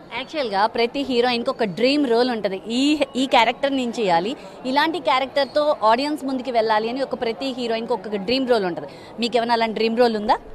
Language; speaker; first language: Telugu; native; Telugu